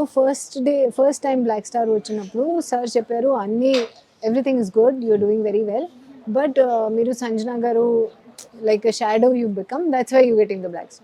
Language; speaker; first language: Telugu; non-native, learner; Hindi